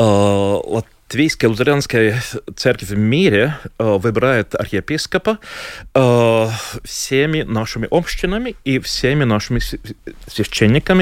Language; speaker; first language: Russian; non-native, local second language; Latvian